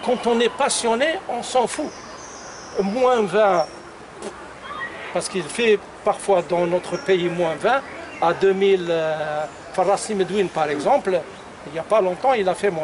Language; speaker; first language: French; non-native, local second language; Arabic